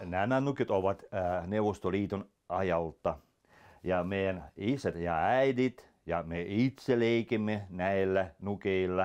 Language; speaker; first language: Finnish; non-native, local second language; Russian